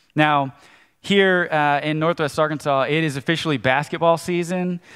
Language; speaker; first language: English; native; English